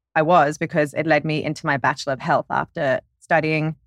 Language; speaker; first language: English; native; English